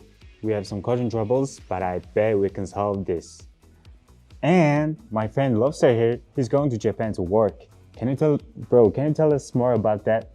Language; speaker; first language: English; non-native, learner; Mongolian